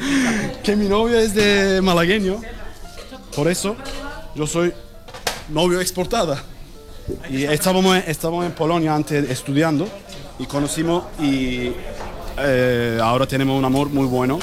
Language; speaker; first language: Spanish; non-native, learner; Turkish